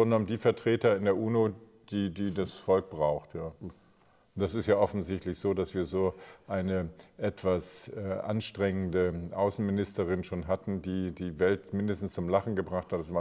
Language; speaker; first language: German; native; German